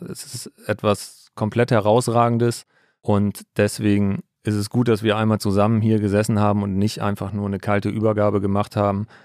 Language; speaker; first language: German; native; German